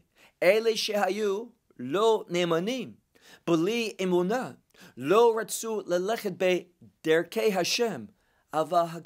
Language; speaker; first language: Hebrew; non-native, fluent; English